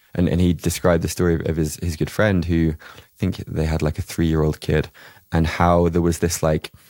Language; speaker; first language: English; native; English